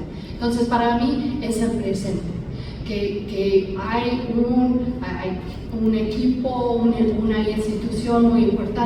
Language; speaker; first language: Spanish; non-native, fluent; English